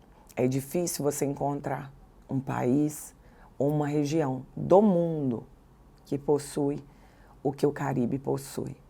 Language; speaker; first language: Portuguese; native; Portuguese